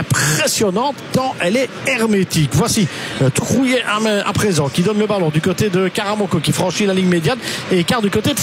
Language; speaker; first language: French; native; French